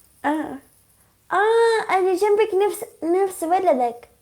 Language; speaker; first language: Arabic; non-native, learner; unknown